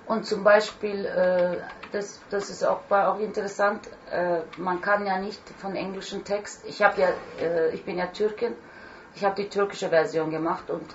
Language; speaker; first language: German; non-native, fluent; Turkish